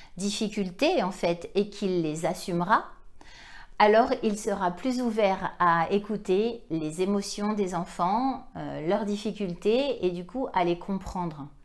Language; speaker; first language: French; native; French